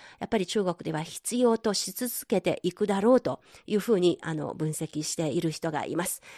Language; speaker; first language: Japanese; non-native, fluent; Chinese